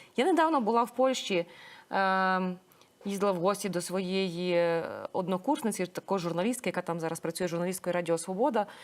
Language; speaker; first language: Ukrainian; native; Ukrainian